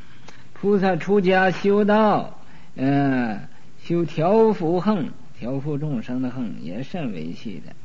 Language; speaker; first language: Chinese; native; Chinese